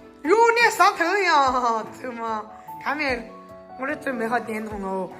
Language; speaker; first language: Chinese; native; Chinese